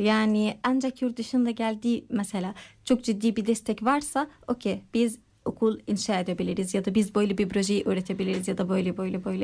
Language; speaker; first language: Turkish; non-native, fluent; Arabic